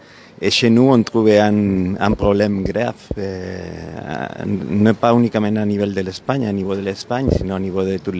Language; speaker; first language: French; non-native, fluent; Catalan